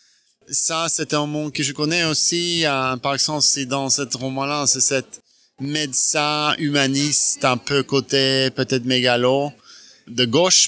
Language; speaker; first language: French; non-native, fluent; Norwegian